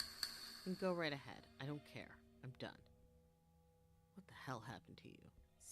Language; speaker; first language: English; native; English